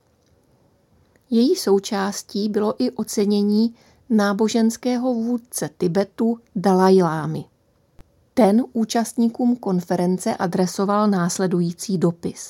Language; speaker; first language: Czech; native; Czech